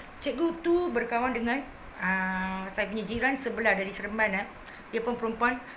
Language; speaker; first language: Malay; non-native, local second language; Tamil